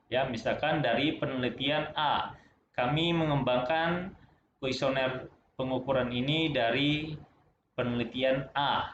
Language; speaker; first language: Indonesian; native; Indonesian